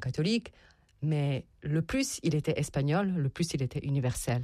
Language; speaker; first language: French; non-native, fluent; Serbian